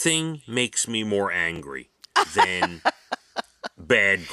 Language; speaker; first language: English; native; English